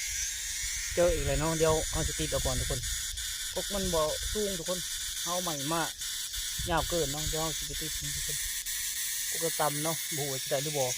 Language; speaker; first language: Thai; non-native, local second language; Northeastern Thai